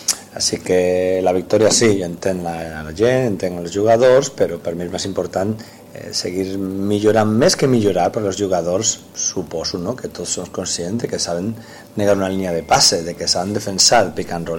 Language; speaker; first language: Catalan; non-native, local second language; Spanish